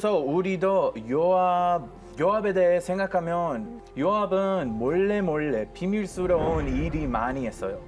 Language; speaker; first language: Korean; non-native, fluent; Hebrew